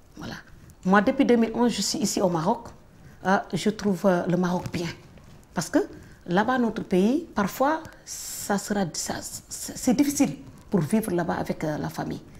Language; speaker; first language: French; non-native, local second language; Wolof